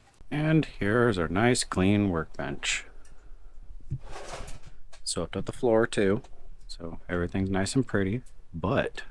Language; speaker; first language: English; native; English